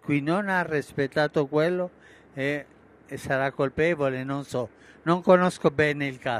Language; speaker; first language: Italian; non-native, fluent; Spanish